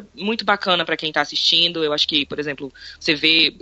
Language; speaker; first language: Portuguese; native; Portuguese